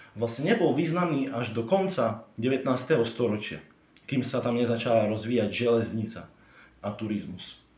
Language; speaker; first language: Slovak; native; Slovak